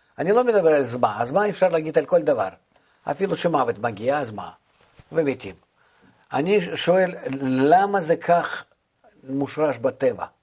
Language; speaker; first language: Hebrew; non-native, fluent; Russian